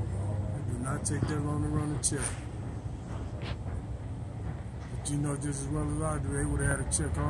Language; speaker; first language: English; native; English